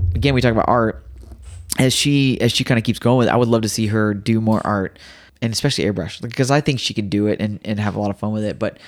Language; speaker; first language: English; native; English